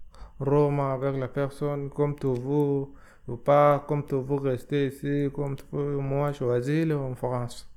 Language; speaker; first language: French; non-native, learner; Arabic